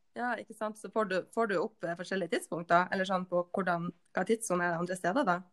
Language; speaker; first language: Norwegian; native; Norwegian